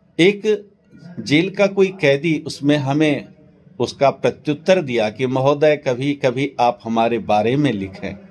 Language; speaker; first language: Hindi; non-native, local second language; Maithili